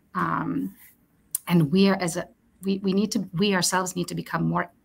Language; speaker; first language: English; early bilingual, other home language; Romanian